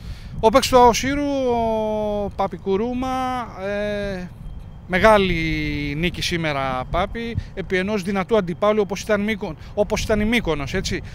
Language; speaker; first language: Greek; native; Greek